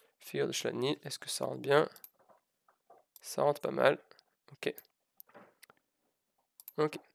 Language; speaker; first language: French; native; French